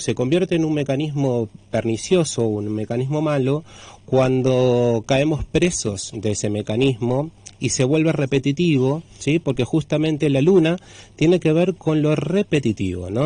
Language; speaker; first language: Spanish; native; Spanish